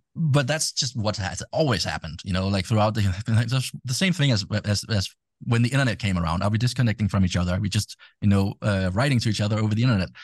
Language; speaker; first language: English; non-native, fluent; Danish